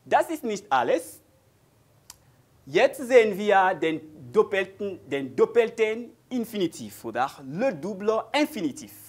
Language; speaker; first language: German; non-native, learner; French